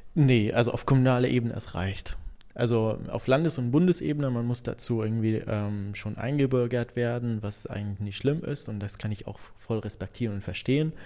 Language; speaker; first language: German; non-native, fluent; Arabic